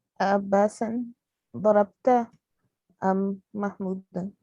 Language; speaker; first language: Arabic; non-native, learner; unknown